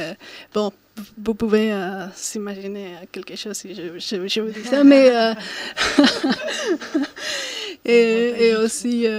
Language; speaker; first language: French; non-native, fluent; Spanish